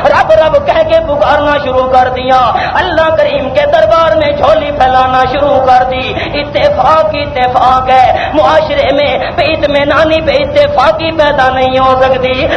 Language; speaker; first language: Urdu; non-native, local second language; Punjabi